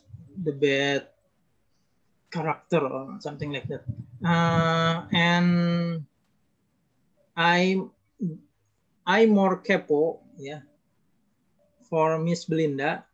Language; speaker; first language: English; non-native, learner; Indonesian